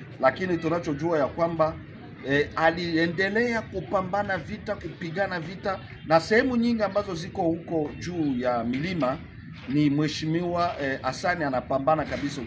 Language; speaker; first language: Swahili; native; Swahili